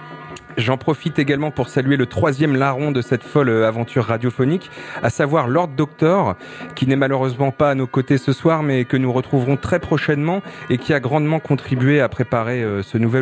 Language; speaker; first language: French; native; French